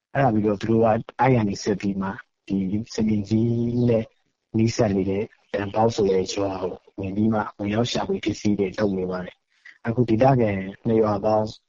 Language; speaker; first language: Burmese; native; Burmese